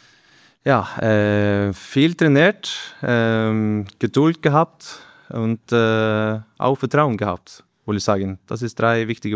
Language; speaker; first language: German; non-native, learner; Norwegian